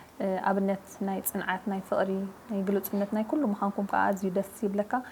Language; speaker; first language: Tigrinya; native; Tigrinya